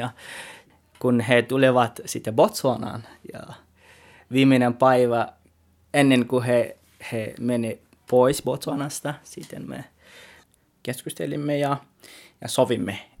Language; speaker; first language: Finnish; non-native, learner; Tswana